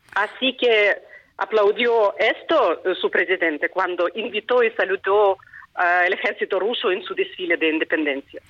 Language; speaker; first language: Spanish; non-native, fluent; Ukrainian